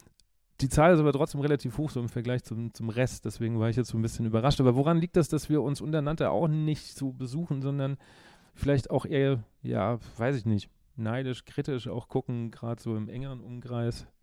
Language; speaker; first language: German; native; German